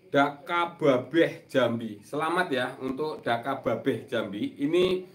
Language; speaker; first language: Indonesian; non-native, local second language; Javanese